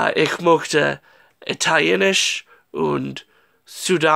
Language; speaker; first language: German; non-native, learner; English